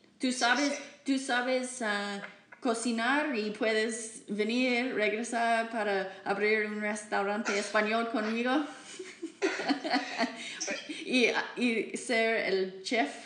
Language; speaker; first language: Spanish; non-native, learner; English